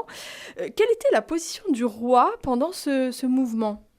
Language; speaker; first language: French; native; French